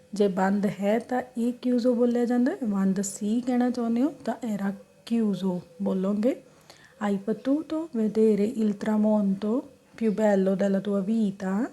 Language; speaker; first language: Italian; non-native, fluent; Punjabi